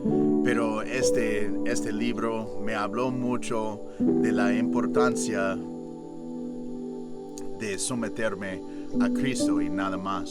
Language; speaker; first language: Spanish; non-native, fluent; English